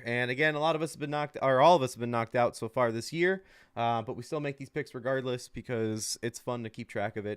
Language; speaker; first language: English; native; English